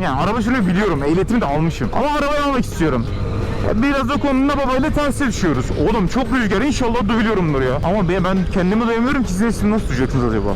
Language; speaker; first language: Turkish; native; Turkish